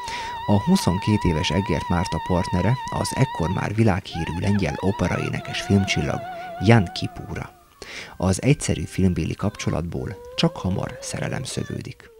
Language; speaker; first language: Hungarian; native; Hungarian